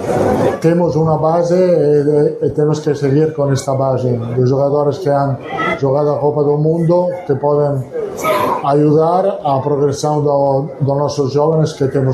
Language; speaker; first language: Portuguese; non-native, learner; Italian